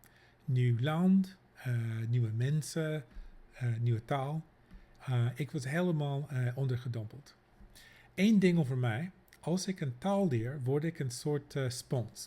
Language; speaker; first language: Dutch; non-native, fluent; English